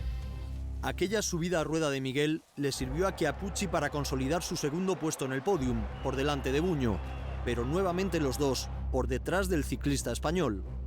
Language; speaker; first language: Spanish; native; Spanish